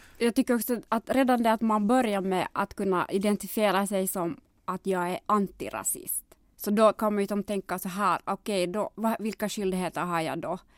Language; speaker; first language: Swedish; native; Swedish